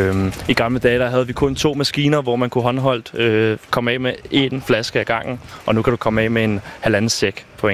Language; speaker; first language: Danish; native; Danish